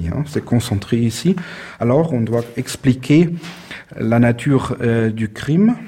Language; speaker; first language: French; non-native, fluent; German